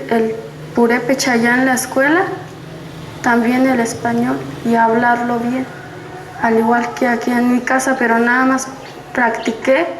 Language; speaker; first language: Spanish; non-native, local second language; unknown